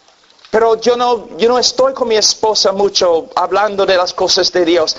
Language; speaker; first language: Spanish; non-native, fluent; English